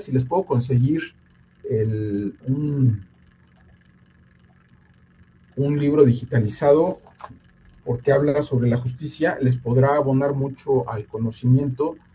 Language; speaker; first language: Spanish; native; Spanish